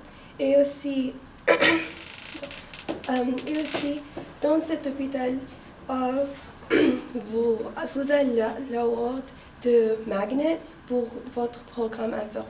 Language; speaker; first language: French; non-native, learner; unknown